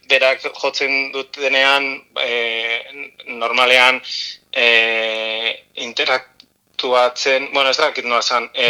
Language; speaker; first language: Basque; non-native, local second language; Spanish